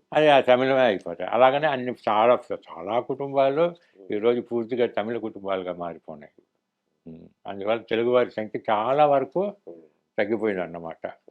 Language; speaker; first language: Telugu; early bilingual, heritage; Telugu